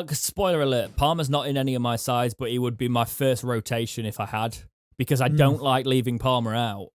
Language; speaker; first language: English; native; English